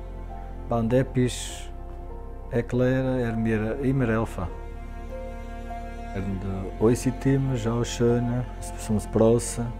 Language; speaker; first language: German; non-native, learner; Portuguese